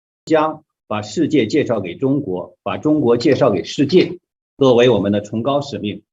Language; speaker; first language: Chinese; native; Chinese